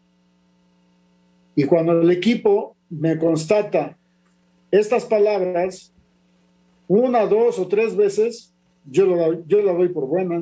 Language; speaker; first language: Spanish; native; Spanish